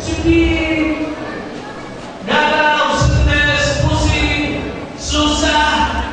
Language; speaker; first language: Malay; non-native, fluent; Arabic